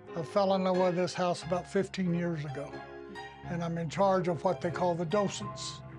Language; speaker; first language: English; native; English